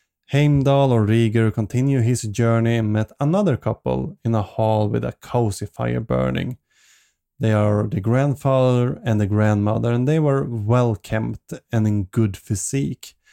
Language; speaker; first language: English; non-native, fluent; Swedish